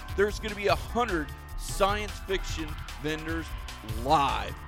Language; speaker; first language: English; native; English